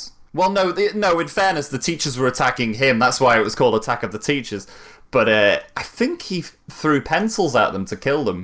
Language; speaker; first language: English; native; English